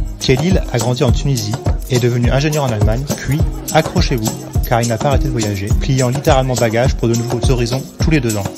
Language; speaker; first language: French; native; French